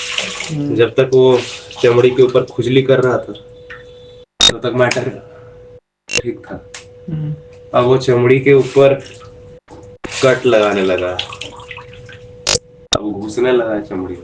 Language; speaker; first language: Hindi; native; Hindi